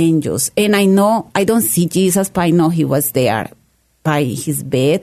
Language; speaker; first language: English; non-native, learner; Spanish